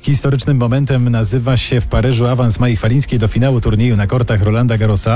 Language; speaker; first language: Polish; native; Polish